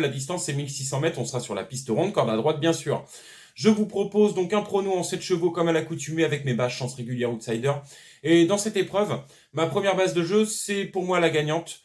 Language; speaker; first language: French; native; French